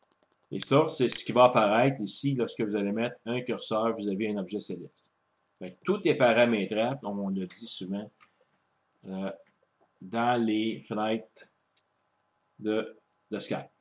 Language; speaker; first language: French; native; French